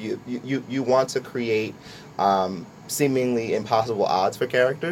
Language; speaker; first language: English; native; English